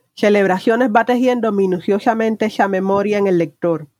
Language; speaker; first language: Spanish; native; Spanish